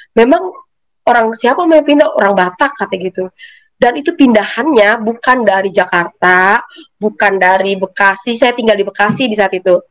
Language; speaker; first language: Indonesian; native; Indonesian